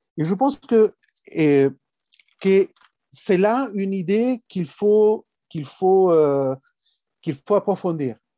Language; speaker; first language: French; non-native, fluent; Spanish